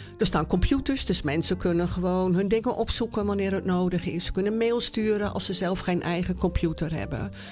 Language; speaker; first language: Dutch; native; Dutch